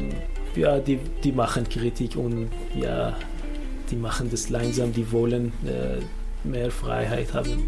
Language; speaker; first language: German; non-native, learner; Persian